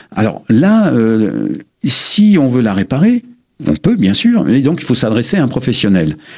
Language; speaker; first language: French; native; French